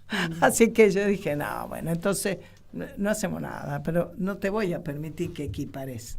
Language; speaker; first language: Spanish; native; Spanish